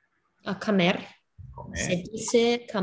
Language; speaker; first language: Spanish; non-native, learner; Russian